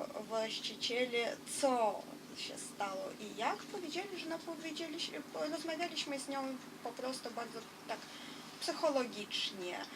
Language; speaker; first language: Polish; non-native, fluent; Russian